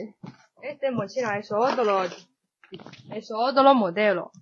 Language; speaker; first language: Spanish; non-native, learner; Chinese